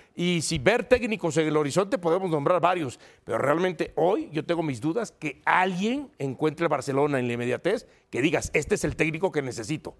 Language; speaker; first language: Spanish; native; Spanish